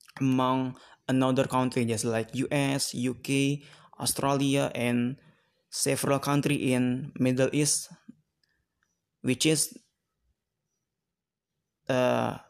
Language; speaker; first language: English; non-native, learner; Indonesian